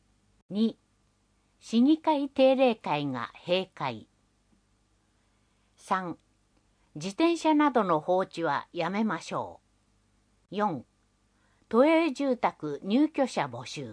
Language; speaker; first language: Japanese; native; Japanese